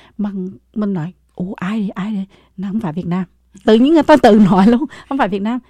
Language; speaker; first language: Vietnamese; native; Vietnamese